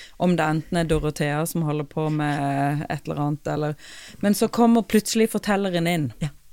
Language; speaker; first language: Norwegian; native; Norwegian